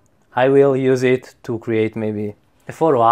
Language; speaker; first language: English; non-native, learner; Italian